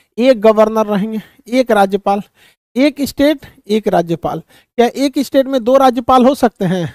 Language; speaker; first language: Hindi; native; Hindi